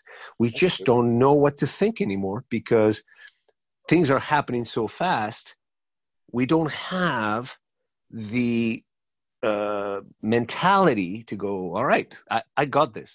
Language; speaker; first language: English; non-native, fluent; Spanish